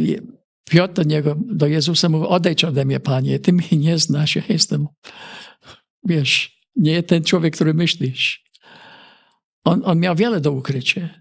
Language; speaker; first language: Polish; early bilingual, heritage; Polish